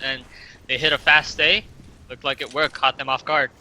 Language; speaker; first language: English; native; English